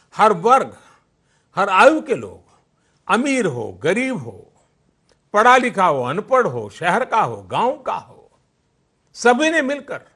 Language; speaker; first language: Hindi; non-native, local second language; Gujarati